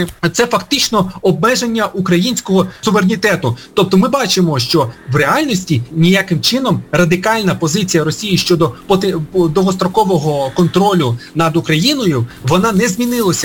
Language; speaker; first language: Ukrainian; native; Ukrainian